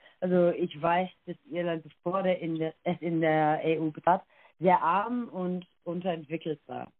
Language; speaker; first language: German; early bilingual, heritage; English